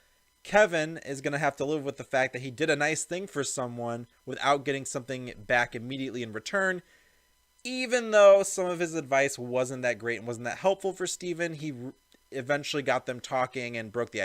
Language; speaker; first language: English; native; English